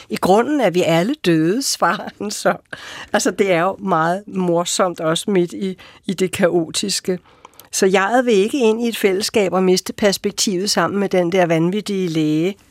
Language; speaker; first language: Danish; native; Danish